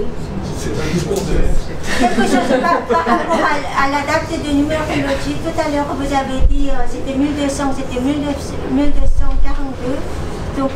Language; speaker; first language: French; non-native, fluent; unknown